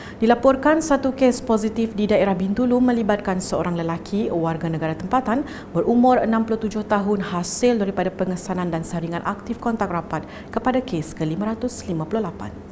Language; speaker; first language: Malay; native; Malay